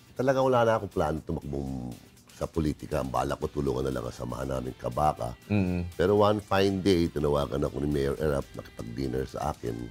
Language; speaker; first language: Filipino; native; Filipino